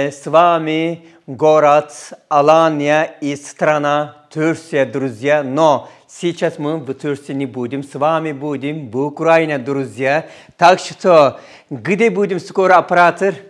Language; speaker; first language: Russian; non-native, learner; Turkish